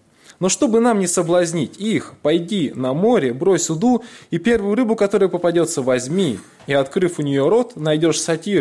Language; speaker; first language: Russian; native; Russian